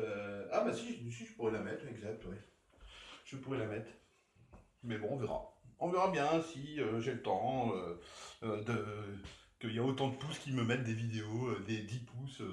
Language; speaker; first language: French; native; French